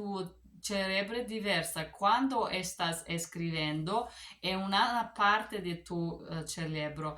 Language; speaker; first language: Spanish; non-native, learner; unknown